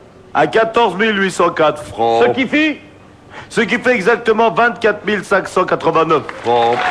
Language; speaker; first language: French; native; French